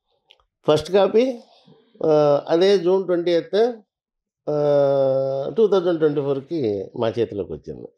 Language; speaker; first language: Telugu; native; Telugu